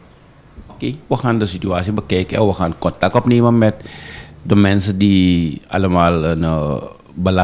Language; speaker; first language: Dutch; native; Dutch